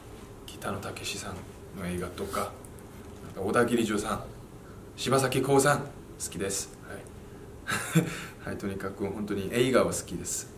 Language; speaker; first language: Japanese; non-native, fluent; Korean